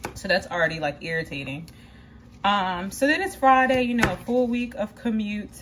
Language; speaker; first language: English; native; English